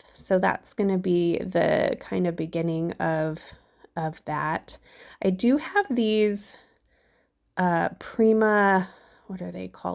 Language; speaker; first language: English; native; English